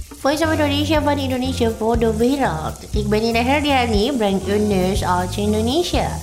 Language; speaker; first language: Dutch; non-native, fluent; Indonesian